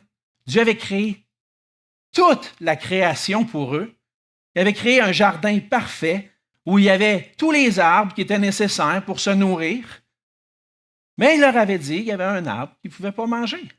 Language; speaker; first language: French; native; French